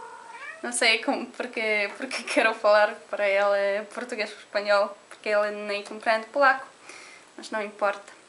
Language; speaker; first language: Portuguese; non-native, learner; Polish